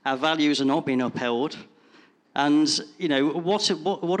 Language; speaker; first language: English; native; English